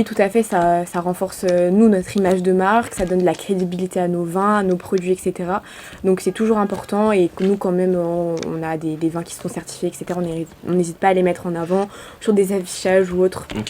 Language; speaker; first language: French; native; French